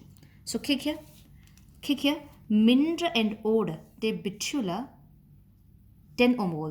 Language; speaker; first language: Danish; non-native, fluent; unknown